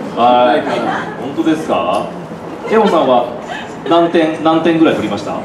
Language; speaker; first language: Japanese; native; Japanese